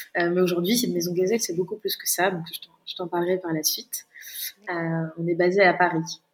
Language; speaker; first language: French; native; French